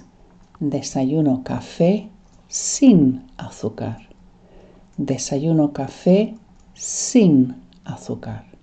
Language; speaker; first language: Spanish; non-native, fluent; English